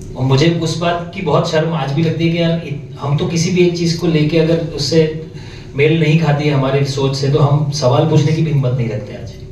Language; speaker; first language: Hindi; non-native, local second language; Gujarati